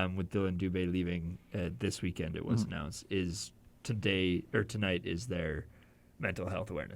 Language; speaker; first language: English; native; English